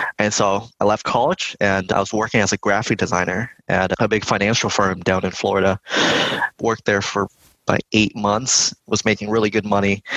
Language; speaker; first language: English; early bilingual, other home language; Vietnamese